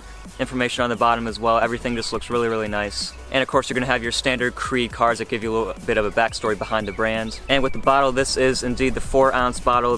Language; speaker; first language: English; native; English